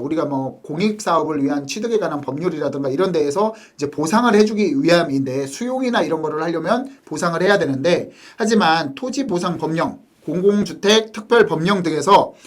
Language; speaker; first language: Korean; native; Korean